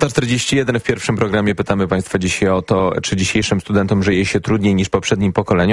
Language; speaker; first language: Polish; native; Polish